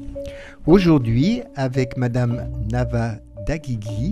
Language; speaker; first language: French; native; French